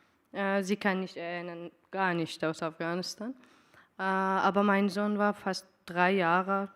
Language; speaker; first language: German; non-native, learner; Persian